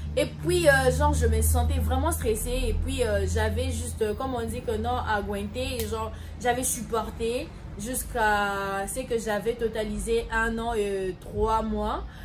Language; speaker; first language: French; non-native, local second language; Lingala